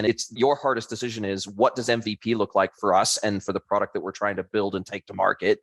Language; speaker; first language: English; native; English